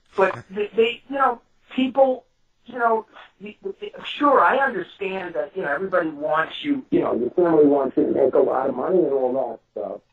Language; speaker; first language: English; native; English